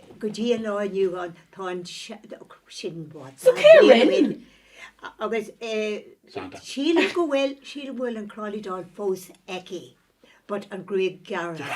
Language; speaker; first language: Irish; non-native, local second language; English